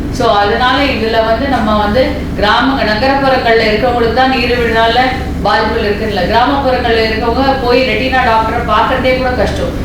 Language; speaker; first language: Tamil; native; Tamil